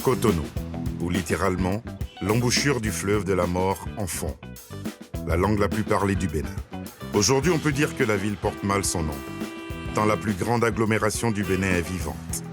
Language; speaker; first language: French; native; French